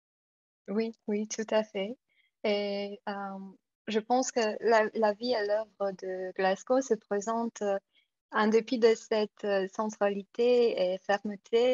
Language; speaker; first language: French; non-native, fluent; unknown